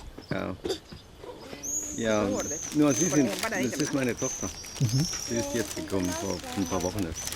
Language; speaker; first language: German; non-native, fluent; Spanish